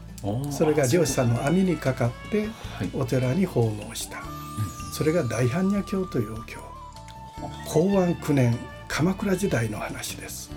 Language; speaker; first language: Japanese; native; Japanese